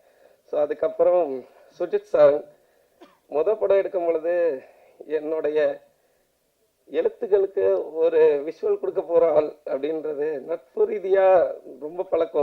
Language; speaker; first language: Tamil; native; Tamil